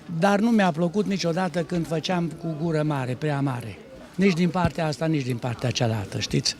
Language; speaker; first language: Romanian; non-native, local second language; Hungarian